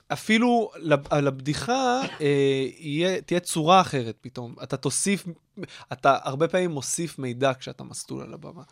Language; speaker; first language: Hebrew; native; Hebrew